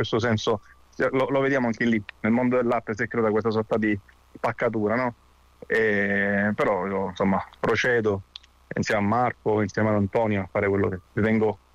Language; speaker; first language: Italian; native; Italian